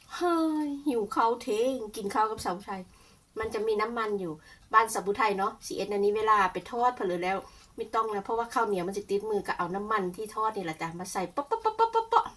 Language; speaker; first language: Thai; native; Thai